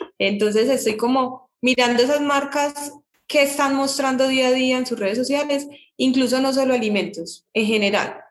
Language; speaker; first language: Spanish; native; Spanish